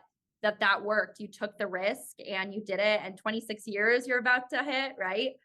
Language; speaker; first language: English; native; English